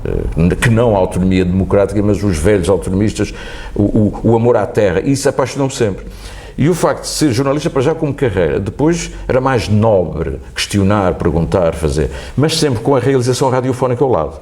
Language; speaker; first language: Portuguese; native; Portuguese